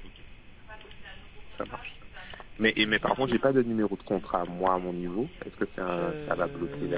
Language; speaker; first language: French; native; French